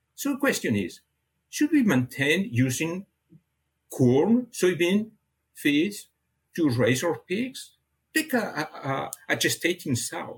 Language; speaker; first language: English; non-native, fluent; Catalan